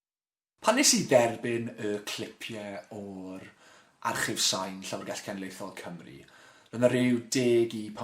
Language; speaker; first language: Welsh; non-native, local second language; English